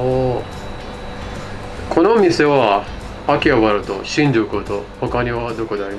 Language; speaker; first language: Japanese; non-native, fluent; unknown